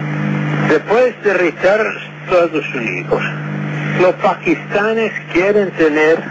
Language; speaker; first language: Spanish; non-native, fluent; English